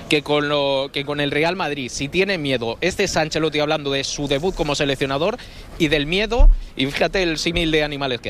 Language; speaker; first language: Spanish; native; Spanish